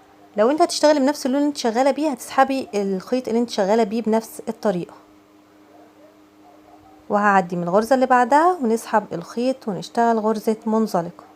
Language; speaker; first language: Arabic; native; Arabic